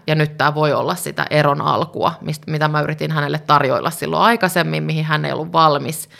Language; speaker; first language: Finnish; native; Finnish